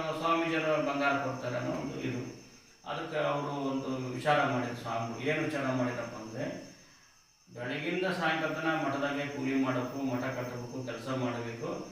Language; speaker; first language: Kannada; native; Kannada